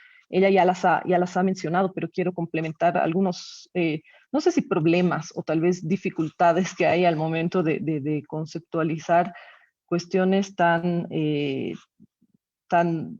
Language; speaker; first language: Spanish; native; Spanish